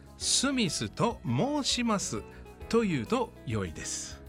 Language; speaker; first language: Japanese; non-native, fluent; English